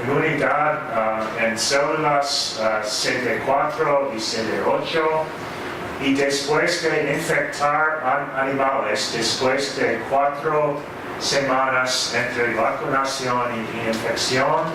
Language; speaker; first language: Spanish; non-native, fluent; English